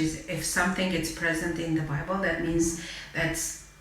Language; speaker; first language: English; non-native, fluent; Romanian